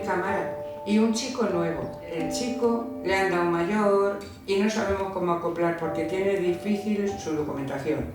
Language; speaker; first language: Spanish; native; Spanish